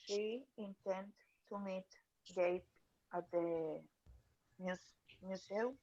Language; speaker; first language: English; non-native, learner; Spanish